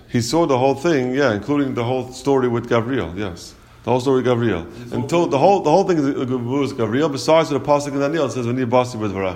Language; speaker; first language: English; native; English